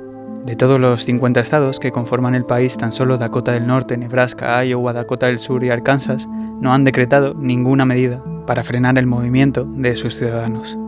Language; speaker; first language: Spanish; native; Spanish